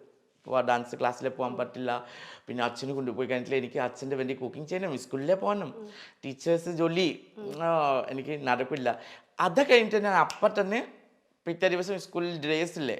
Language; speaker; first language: Malayalam; non-native, local second language; Assamese